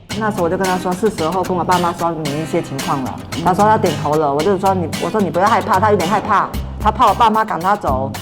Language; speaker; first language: Chinese; non-native, local second language; Min Nan Chinese